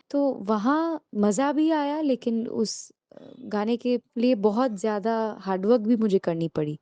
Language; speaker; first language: Hindi; non-native, local second language; Bangla